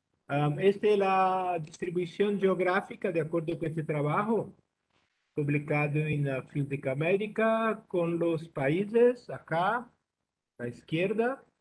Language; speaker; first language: Spanish; non-native, learner; Portuguese